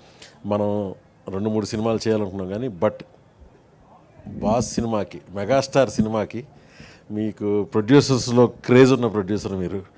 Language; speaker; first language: Telugu; native; Telugu